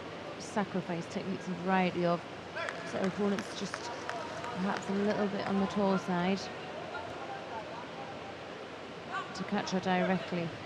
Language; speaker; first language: English; native; English